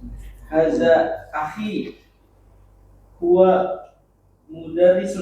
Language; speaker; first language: Arabic; non-native, learner; Indonesian